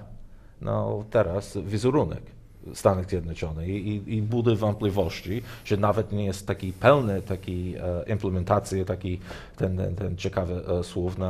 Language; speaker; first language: Polish; non-native, learner; English